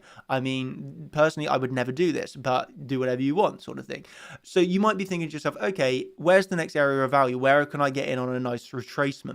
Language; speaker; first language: English; native; English